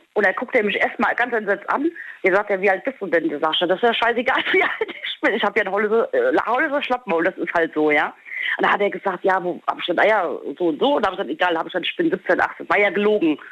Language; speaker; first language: German; native; German